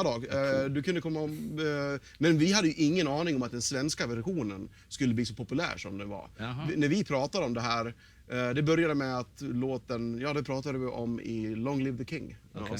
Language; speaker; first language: Swedish; native; Swedish